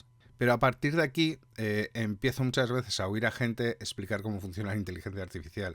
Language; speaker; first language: Spanish; native; Spanish